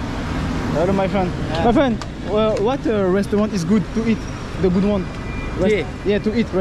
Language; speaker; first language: English; non-native, learner; French